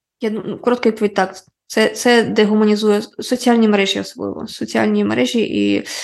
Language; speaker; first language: Ukrainian; non-native, local second language; Russian